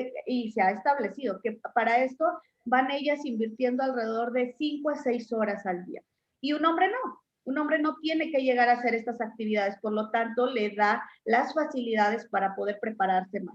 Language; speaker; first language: Spanish; native; Spanish